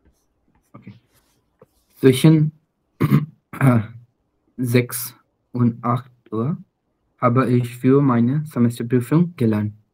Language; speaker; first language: German; non-native, learner; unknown